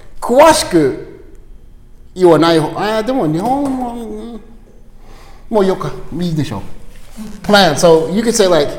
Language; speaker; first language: Japanese; non-native, learner; English